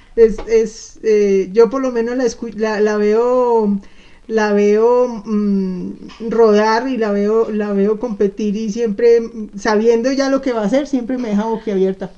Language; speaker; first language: Spanish; native; Spanish